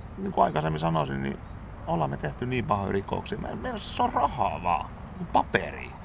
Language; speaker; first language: Finnish; native; Finnish